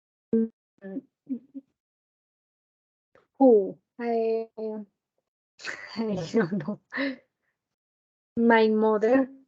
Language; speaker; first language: English; non-native, learner; Spanish